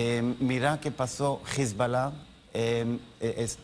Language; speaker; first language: Spanish; non-native, learner; Hebrew